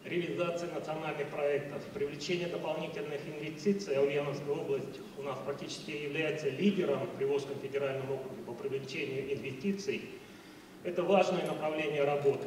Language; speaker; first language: Russian; native; Russian